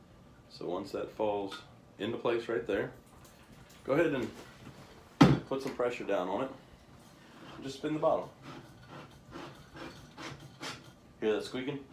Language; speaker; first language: English; native; English